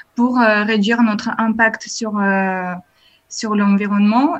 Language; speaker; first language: French; non-native, fluent; Bulgarian